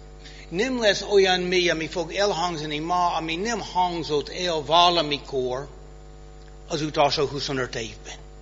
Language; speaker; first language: Hungarian; non-native, fluent; English